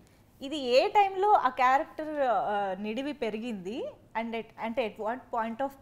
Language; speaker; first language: Telugu; native; Telugu